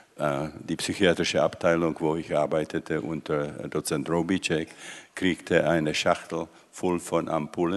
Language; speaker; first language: German; non-native, fluent; Czech